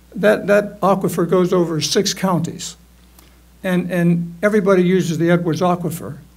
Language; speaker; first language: English; native; English